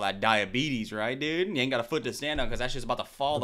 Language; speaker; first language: English; native; English